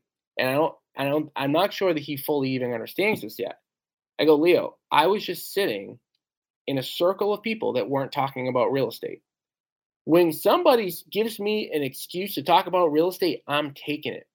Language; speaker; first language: English; native; English